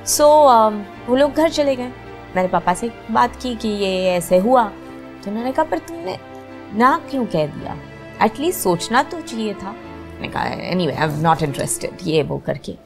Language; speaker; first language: Hindi; non-native, local second language; Marathi